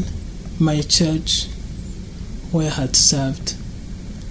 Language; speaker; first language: English; non-native, local second language; Kinyarwanda